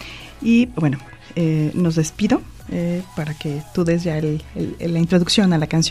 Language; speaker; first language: Spanish; native; Spanish